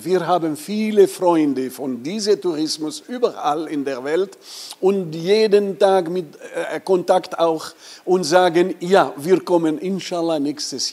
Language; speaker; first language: German; non-native, fluent; Arabic